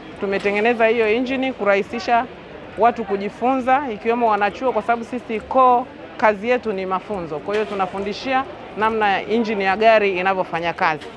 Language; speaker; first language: Swahili; native; Swahili